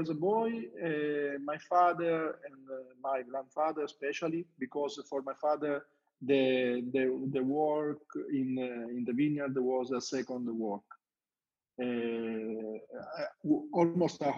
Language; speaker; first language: English; non-native, learner; Italian